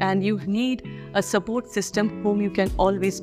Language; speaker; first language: English; non-native, local second language; Kannada